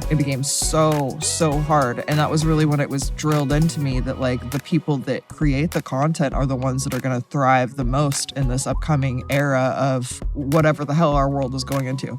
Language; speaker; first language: English; native; English